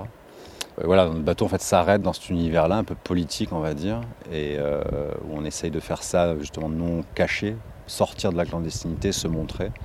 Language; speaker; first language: French; native; French